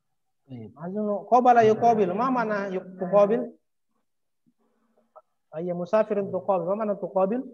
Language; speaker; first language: Arabic; non-native, fluent; Indonesian